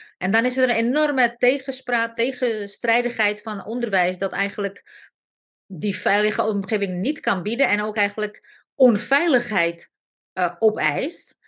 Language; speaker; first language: Dutch; non-native, fluent; Slovak